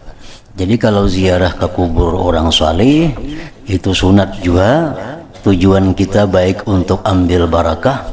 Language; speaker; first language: Indonesian; non-native, local second language; Banjar